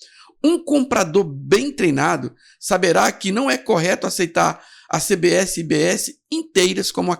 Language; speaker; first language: Portuguese; native; Portuguese